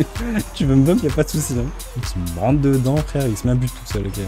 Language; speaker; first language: French; native; French